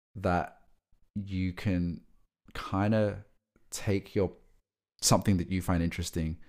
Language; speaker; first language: English; native; English